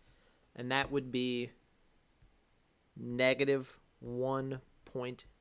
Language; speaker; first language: English; native; English